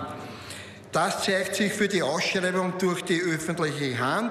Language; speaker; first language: German; native; German